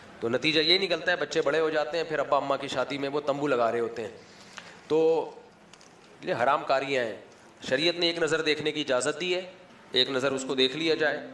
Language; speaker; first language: Urdu; native; Urdu